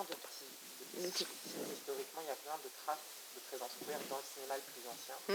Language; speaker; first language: French; native; French